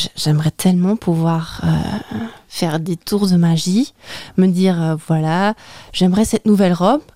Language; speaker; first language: French; native; French